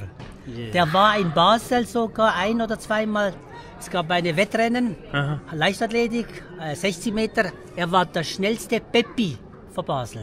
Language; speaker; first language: German; early bilingual, other home language; Tibetan